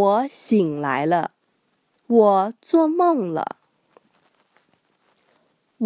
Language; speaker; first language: Chinese; non-native, learner; English